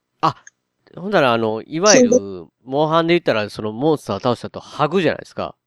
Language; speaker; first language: Japanese; native; Japanese